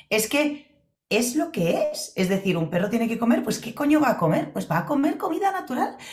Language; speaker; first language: Spanish; non-native, fluent; Polish